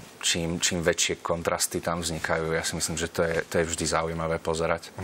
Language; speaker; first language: Slovak; non-native, local second language; Hungarian